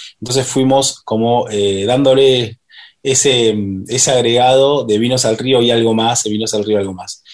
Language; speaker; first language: Spanish; native; Spanish